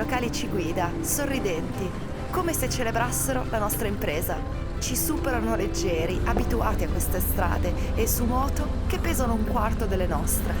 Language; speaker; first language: Italian; native; Italian